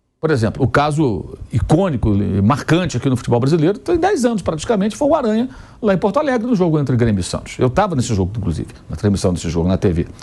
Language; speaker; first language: Portuguese; native; Portuguese